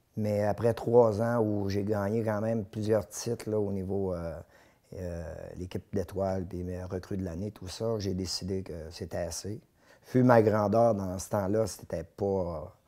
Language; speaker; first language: French; native; French